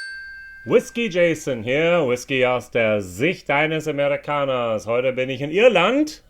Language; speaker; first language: German; non-native, fluent; English